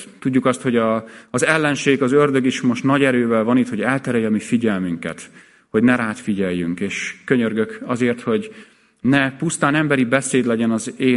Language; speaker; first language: Hungarian; native; Hungarian